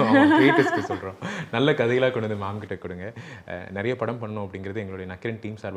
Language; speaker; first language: Tamil; native; Tamil